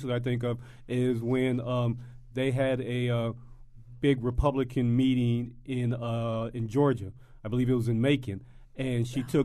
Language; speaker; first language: English; native; English